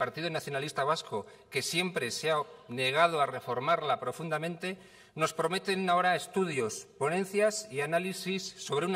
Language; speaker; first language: Spanish; native; Spanish